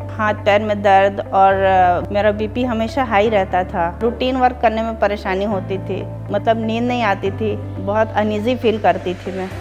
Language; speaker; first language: Hindi; native; Hindi